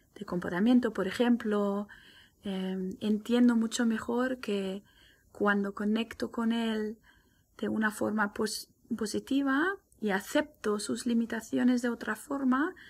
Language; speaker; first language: Spanish; non-native, fluent; German